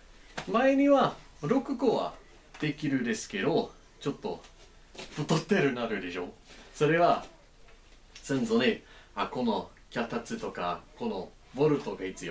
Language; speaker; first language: Japanese; non-native, learner; English